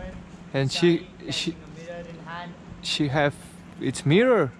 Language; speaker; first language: English; non-native, learner; Russian